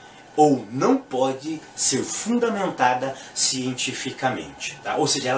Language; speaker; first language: Portuguese; native; Portuguese